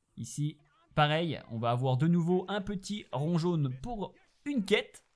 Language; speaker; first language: French; native; French